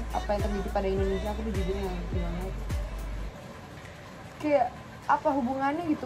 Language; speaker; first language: Indonesian; native; Indonesian